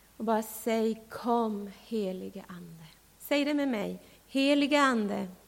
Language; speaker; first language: Swedish; non-native, fluent; Spanish